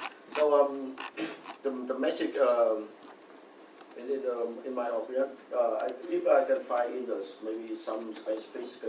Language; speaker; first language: English; non-native, learner; Vietnamese